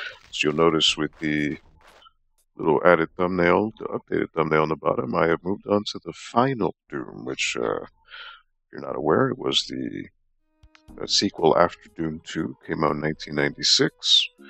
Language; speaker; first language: English; native; English